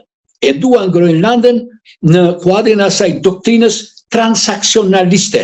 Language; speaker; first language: Albanian; native; Albanian